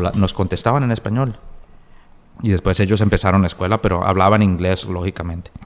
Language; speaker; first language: Spanish; early bilingual, heritage; Spanish